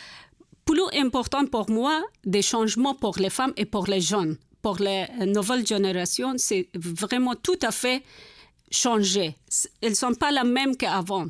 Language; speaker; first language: French; non-native, learner; Persian